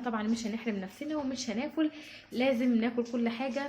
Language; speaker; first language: Arabic; native; Arabic